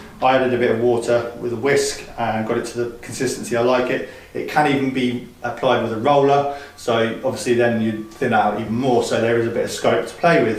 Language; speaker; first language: English; native; English